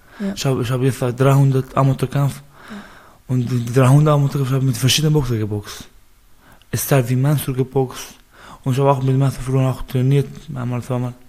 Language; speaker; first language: German; non-native, learner; Persian